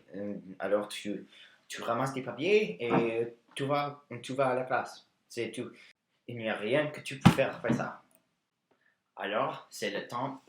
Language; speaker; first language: French; non-native, learner; English